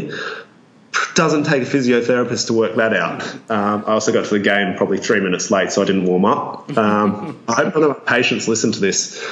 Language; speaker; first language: English; native; English